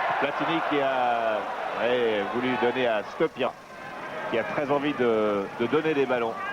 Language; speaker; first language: French; native; French